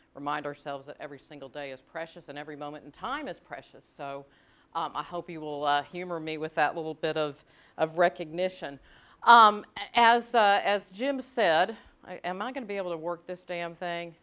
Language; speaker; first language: English; native; English